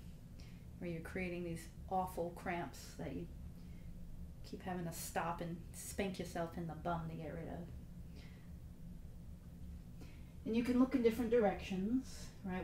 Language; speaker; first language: English; native; English